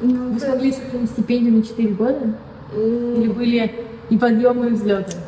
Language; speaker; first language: Russian; native; Russian